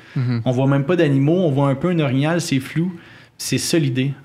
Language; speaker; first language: French; native; French